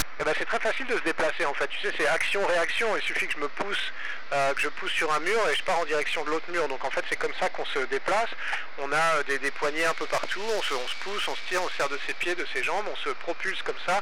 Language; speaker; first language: French; native; French